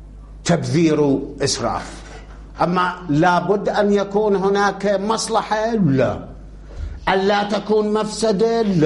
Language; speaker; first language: Arabic; native; Arabic